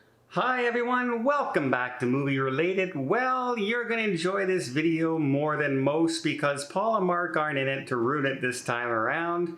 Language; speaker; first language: English; native; English